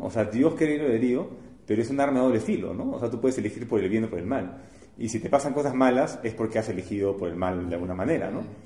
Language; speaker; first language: Spanish; native; Spanish